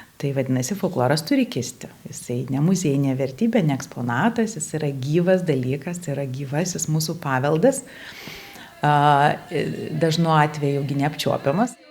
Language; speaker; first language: Lithuanian; native; Lithuanian